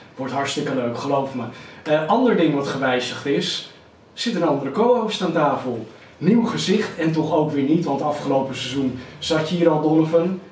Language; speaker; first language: Dutch; native; Dutch